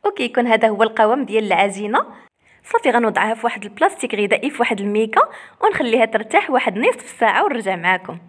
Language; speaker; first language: Arabic; native; Arabic